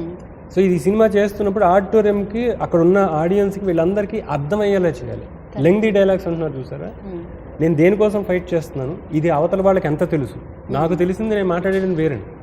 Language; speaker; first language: Telugu; native; Telugu